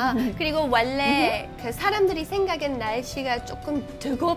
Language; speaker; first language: Korean; non-native, fluent; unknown